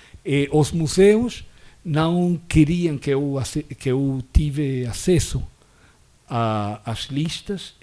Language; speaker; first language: Portuguese; non-native, fluent; Spanish